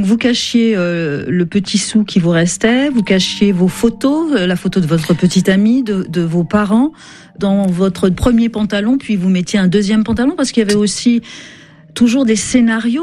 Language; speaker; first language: French; native; French